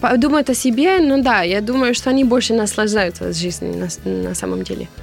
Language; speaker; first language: Russian; non-native, fluent; Italian